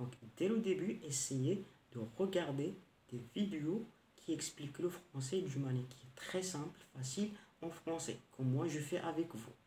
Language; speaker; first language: French; non-native, local second language; Arabic